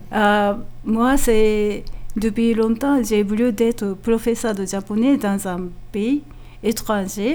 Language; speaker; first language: French; non-native, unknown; Japanese